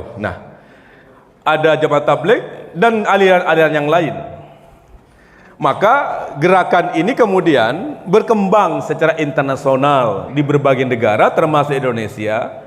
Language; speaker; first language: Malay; non-native, local second language; Javanese